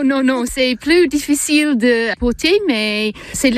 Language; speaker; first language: French; non-native, learner; English